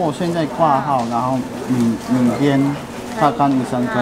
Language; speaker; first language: Chinese; non-native, learner; Filipino